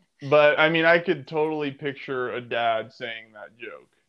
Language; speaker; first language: English; native; English